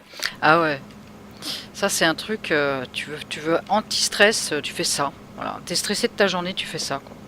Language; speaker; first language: French; native; French